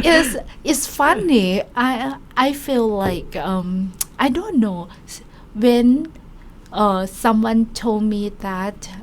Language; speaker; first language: English; non-native, learner; Thai